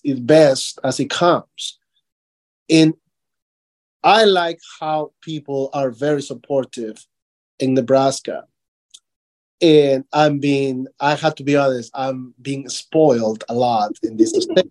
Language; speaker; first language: English; non-native, fluent; Spanish